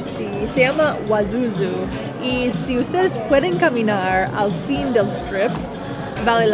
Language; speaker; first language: Spanish; non-native, learner; English